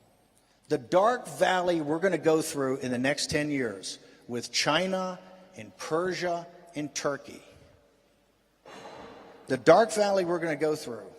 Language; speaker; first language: English; native; English